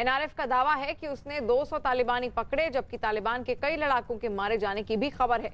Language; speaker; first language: Hindi; native; Hindi